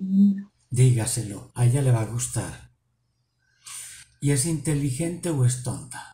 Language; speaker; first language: Spanish; native; Spanish